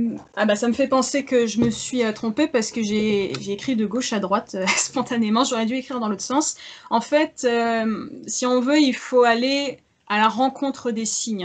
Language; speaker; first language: French; native; French